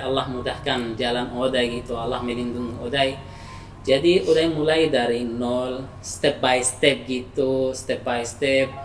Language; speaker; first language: Indonesian; non-native, fluent; Arabic